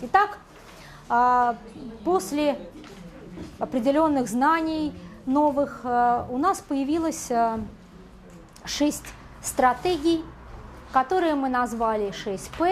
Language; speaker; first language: Russian; native; Russian